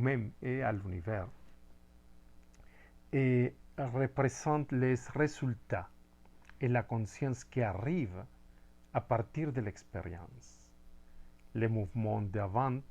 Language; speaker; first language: French; non-native, fluent; Spanish